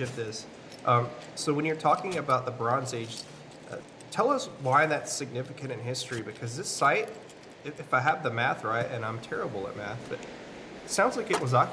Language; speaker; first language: English; native; English